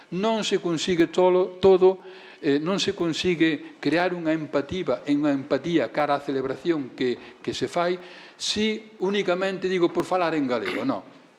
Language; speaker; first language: Galician; native; Galician